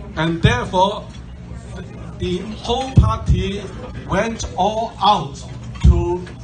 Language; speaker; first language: English; non-native, local second language; Cantonese